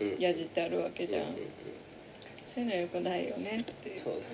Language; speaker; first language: Japanese; native; Japanese